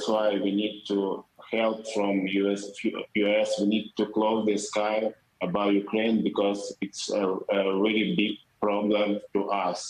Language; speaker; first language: English; non-native, learner; Ukrainian